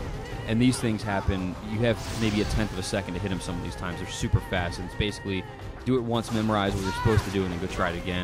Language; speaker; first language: English; native; English